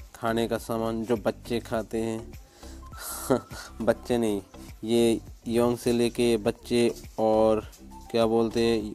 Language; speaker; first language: Hindi; non-native, local second language; Bangla